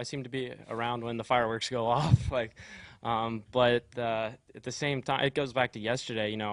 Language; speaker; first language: English; native; English